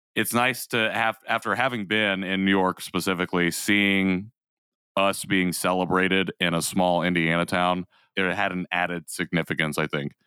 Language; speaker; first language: English; native; English